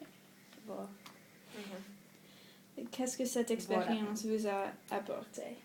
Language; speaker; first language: French; non-native, learner; English